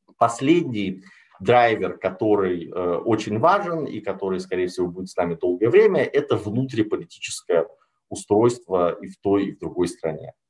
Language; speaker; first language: Russian; native; Russian